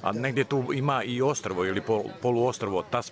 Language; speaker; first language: Serbian; native; Serbian